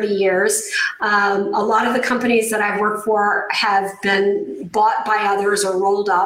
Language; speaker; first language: English; native; English